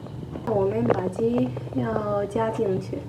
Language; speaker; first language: Chinese; early bilingual, heritage; Chinese